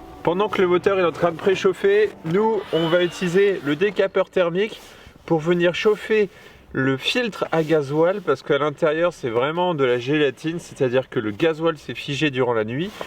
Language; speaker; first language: French; native; French